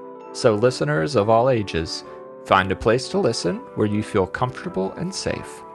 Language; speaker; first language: English; native; English